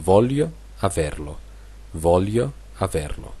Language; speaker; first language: Italian; non-native, fluent; Russian